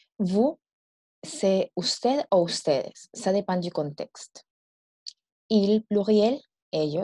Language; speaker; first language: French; non-native, fluent; Spanish